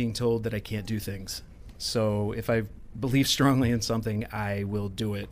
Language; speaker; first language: English; native; English